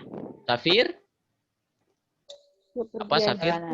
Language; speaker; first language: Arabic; non-native, fluent; Indonesian